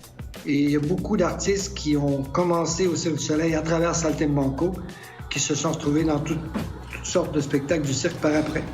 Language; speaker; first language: French; native; French